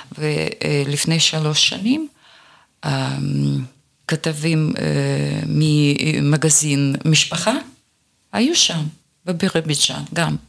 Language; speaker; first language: Hebrew; non-native, fluent; Russian